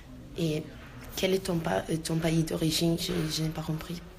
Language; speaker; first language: French; non-native, learner; Italian